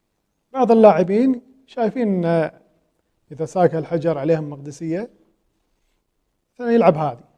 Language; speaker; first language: Arabic; native; Arabic